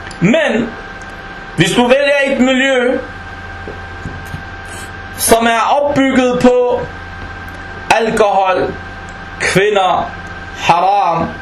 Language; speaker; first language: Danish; non-native, fluent; Arabic